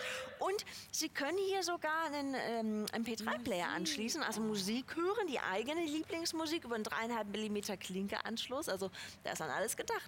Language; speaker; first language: German; native; German